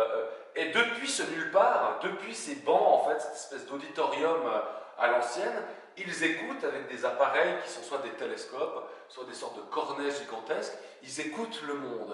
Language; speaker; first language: French; native; French